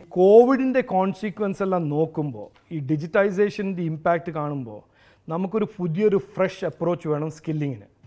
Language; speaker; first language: Malayalam; early bilingual, heritage; Malayalam